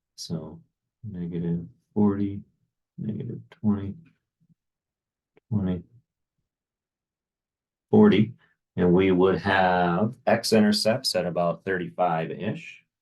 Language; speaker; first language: English; native; English